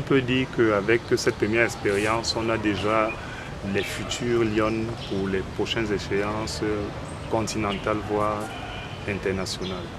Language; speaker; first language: French; native; French